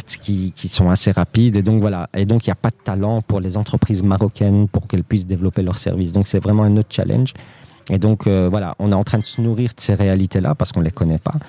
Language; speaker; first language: French; early bilingual, other home language; Riffian